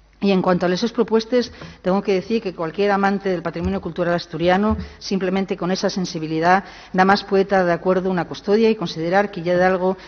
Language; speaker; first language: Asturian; non-native, local second language; Spanish